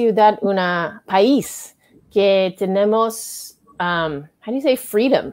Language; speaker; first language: Spanish; non-native, learner; English